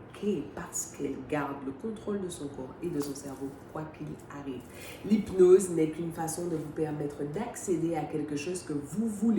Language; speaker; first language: French; native; French